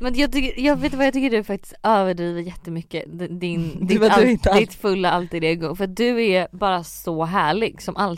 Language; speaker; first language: Swedish; native; Swedish